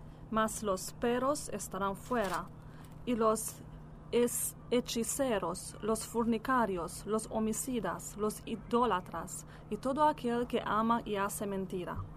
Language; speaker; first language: Spanish; non-native, learner; Italian